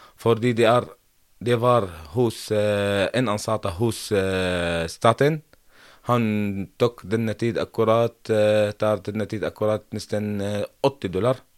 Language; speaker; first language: Norwegian; non-native, learner; Arabic